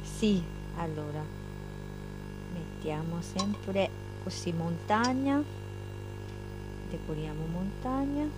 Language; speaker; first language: Italian; non-native, learner; Japanese